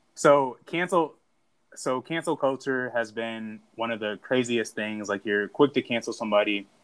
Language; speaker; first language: English; native; English